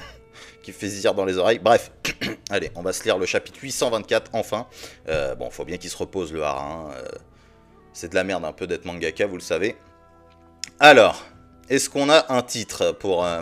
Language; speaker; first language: French; native; French